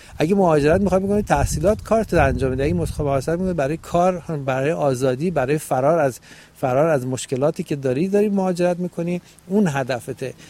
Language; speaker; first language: Persian; native; Persian